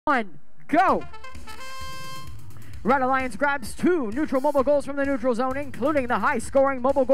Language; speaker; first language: English; native; English